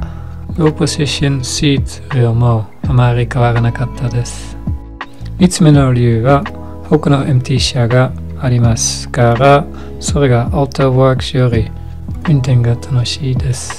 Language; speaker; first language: Japanese; non-native, fluent; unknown